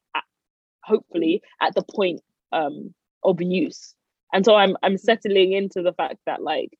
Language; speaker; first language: English; native; English